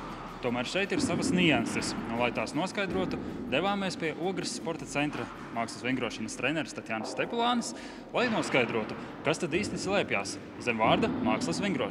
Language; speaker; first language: Latvian; native; Latvian